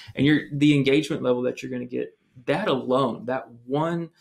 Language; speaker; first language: English; native; English